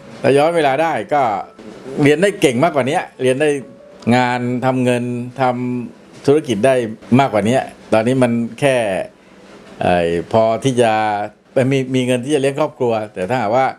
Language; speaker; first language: Thai; native; Thai